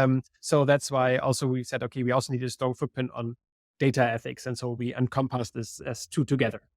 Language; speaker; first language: English; non-native, fluent; German